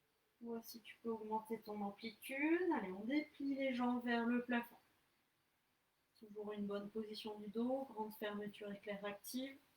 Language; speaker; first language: French; native; French